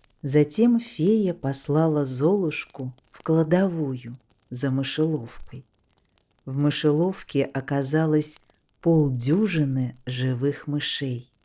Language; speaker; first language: Russian; native; Russian